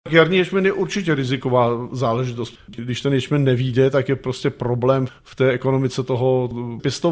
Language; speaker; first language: Czech; native; Czech